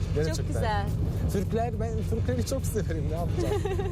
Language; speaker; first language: Turkish; non-native, fluent; Italian